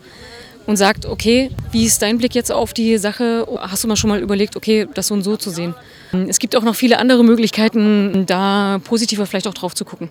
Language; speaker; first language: German; native; German